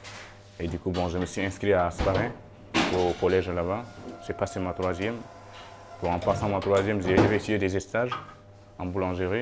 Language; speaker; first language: French; non-native, local second language; Wolof